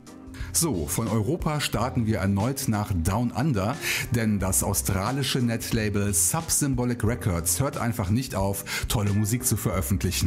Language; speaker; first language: German; native; German